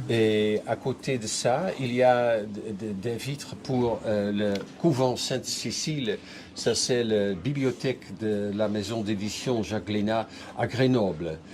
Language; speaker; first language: French; non-native, fluent; Dutch